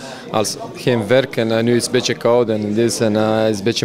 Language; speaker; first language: Dutch; non-native, learner; Serbian